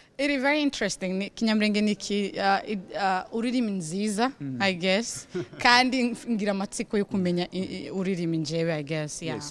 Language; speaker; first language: Kinyarwanda; non-native, learner; Somali